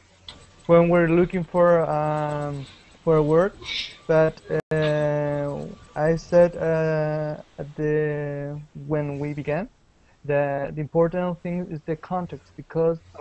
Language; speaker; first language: English; non-native, learner; Spanish